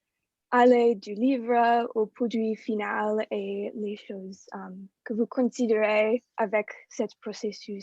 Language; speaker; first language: French; non-native, fluent; English